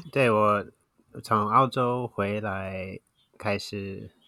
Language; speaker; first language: Chinese; non-native, fluent; English